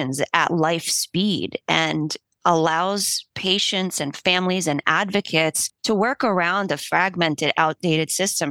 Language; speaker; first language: English; early bilingual, other home language; Polish